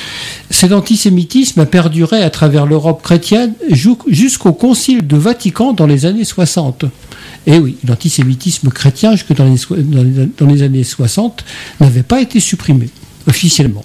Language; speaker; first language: French; native; French